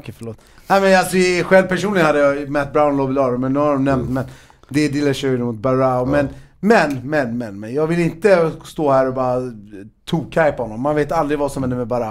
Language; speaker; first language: Swedish; native; Swedish